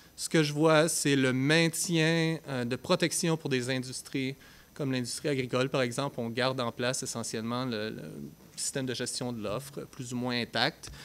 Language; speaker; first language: French; native; French